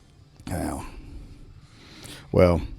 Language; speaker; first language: English; native; English